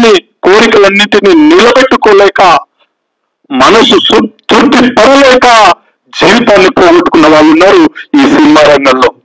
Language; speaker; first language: Telugu; native; Telugu